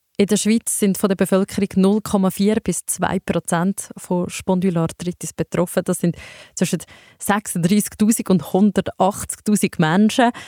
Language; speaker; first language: German; native; German